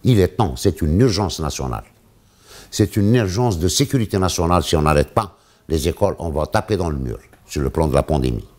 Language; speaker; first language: French; non-native, local second language; Arabic